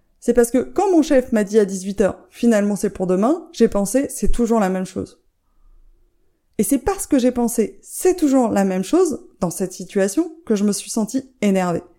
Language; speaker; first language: French; native; French